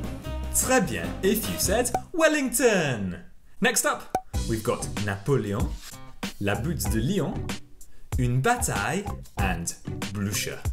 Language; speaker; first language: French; non-native, fluent; English